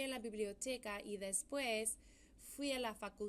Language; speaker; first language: Spanish; non-native, fluent; English